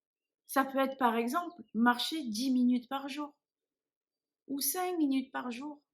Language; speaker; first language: French; native; French